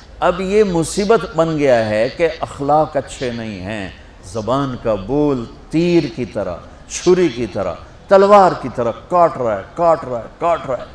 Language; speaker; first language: Urdu; non-native, local second language; Punjabi